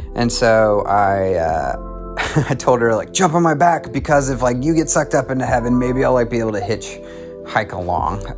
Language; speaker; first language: English; native; English